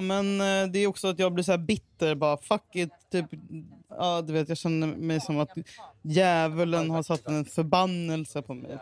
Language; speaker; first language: Swedish; native; Swedish